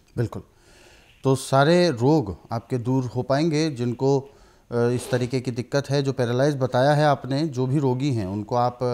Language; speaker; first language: Hindi; native; Hindi